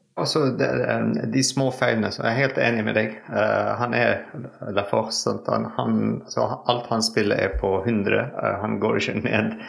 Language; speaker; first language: Norwegian; non-native, fluent; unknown